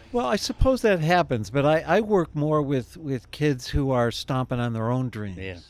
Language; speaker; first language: English; native; English